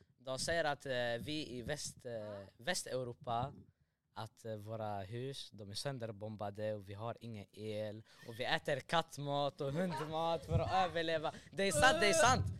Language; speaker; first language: Swedish; early bilingual, other home language; Arabic